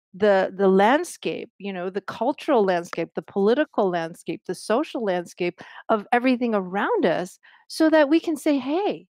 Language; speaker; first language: English; native; English